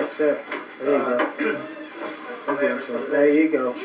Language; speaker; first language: English; native; English